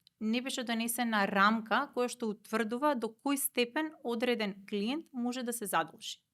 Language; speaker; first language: Macedonian; native; Macedonian